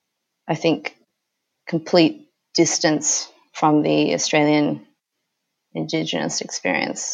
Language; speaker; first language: English; native; English